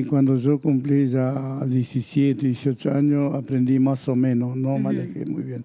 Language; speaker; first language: Spanish; non-native, local second language; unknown